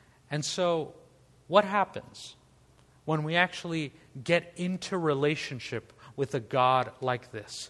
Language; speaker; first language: English; native; English